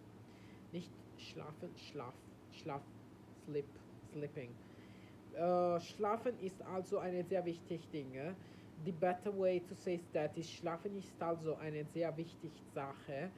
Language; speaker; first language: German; non-native, learner; Italian